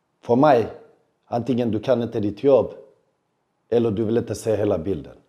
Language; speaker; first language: Swedish; early bilingual, other home language; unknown